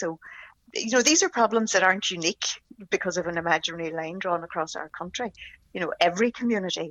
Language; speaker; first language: English; native; English